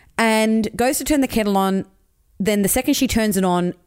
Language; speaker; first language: English; native; English